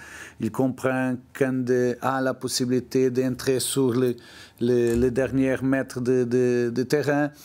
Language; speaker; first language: French; non-native, learner; Portuguese